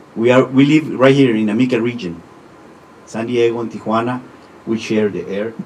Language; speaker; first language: English; non-native, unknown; Spanish